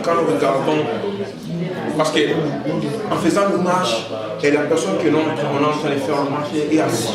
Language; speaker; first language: French; non-native, local second language; Lingala